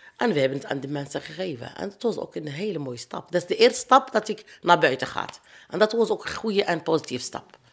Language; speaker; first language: Dutch; non-native, fluent; Arabic